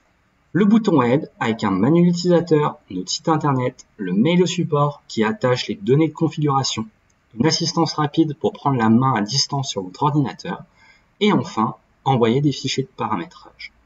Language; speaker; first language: French; native; French